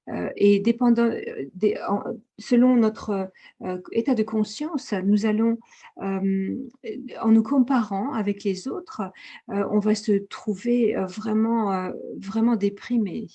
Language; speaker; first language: French; native; French